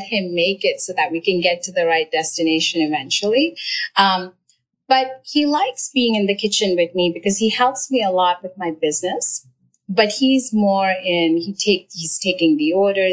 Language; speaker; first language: English; non-native, local second language; Malayalam